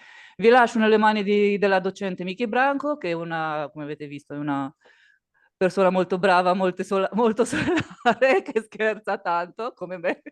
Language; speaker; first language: Italian; native; Italian